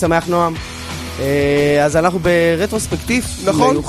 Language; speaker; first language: Hebrew; native; Hebrew